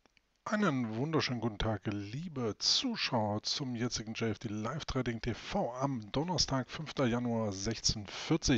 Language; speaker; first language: German; native; German